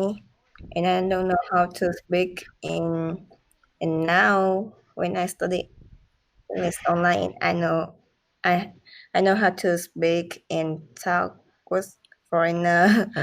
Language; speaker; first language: English; non-native, learner; Vietnamese